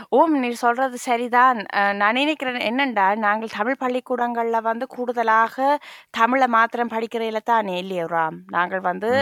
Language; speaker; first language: Tamil; early bilingual, heritage; Tamil